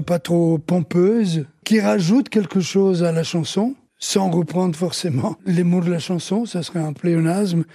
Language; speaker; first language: French; early bilingual, other home language; Italian